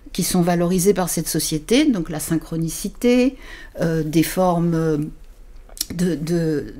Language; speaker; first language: French; native; French